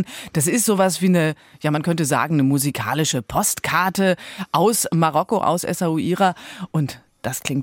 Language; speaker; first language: German; native; German